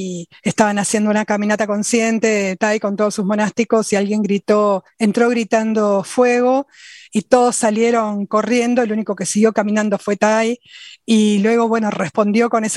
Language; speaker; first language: Spanish; native; Spanish